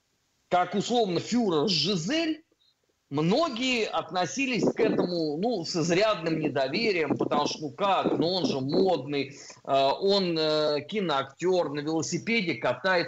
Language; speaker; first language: Russian; native; Russian